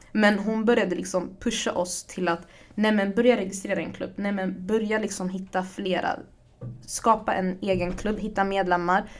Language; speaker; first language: Swedish; early bilingual, other home language; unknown